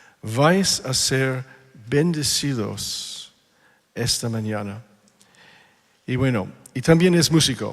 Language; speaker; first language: Spanish; non-native, fluent; English